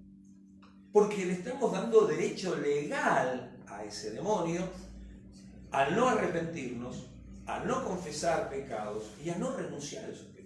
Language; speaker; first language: Spanish; native; Spanish